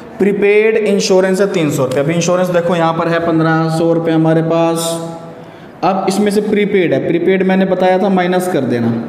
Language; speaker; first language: Hindi; native; Hindi